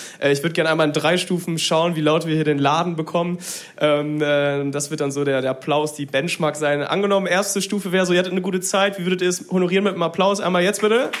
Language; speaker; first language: German; native; German